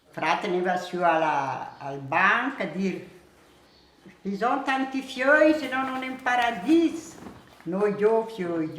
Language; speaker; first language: Italian; early bilingual, heritage; Italian